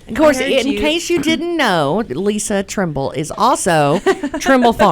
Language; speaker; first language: English; native; English